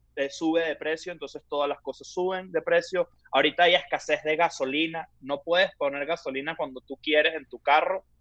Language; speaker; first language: Spanish; native; Spanish